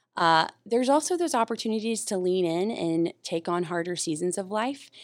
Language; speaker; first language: English; native; English